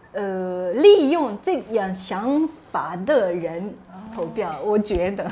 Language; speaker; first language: Chinese; non-native, fluent; Japanese